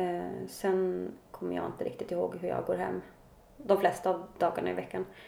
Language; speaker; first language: Swedish; native; Swedish